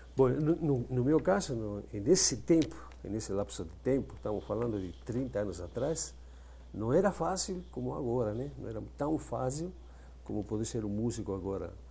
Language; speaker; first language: Portuguese; non-native, fluent; Spanish